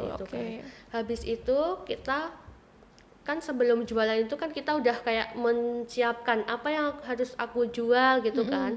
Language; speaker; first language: Indonesian; native; Indonesian